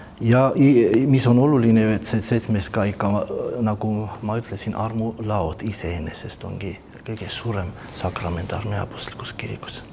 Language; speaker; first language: Estonian; non-native, fluent; Armenian